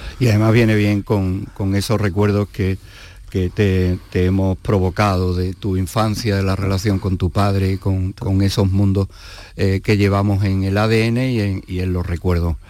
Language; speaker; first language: Spanish; native; Spanish